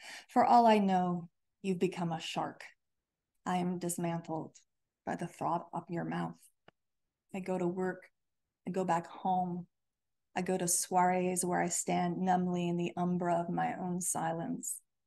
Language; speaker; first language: English; native; English